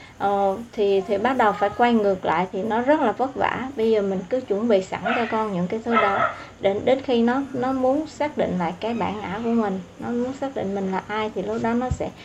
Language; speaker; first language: Vietnamese; non-native, local second language; Eastern Cham